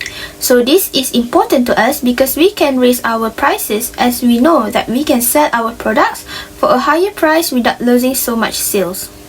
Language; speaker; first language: English; non-native, local second language; Malay